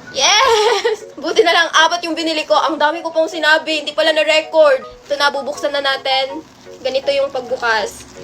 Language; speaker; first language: Filipino; non-native, local second language; Cebuano